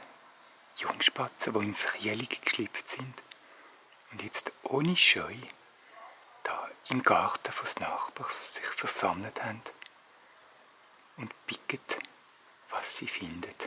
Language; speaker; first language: German; native; German